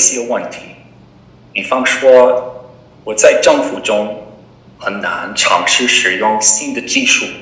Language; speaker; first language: Chinese; non-native, fluent; English